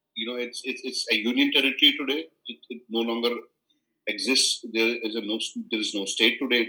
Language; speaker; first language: English; non-native, local second language; Kashmiri